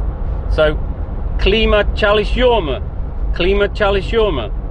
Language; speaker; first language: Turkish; non-native, fluent; English